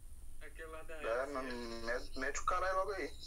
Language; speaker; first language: Portuguese; native; Portuguese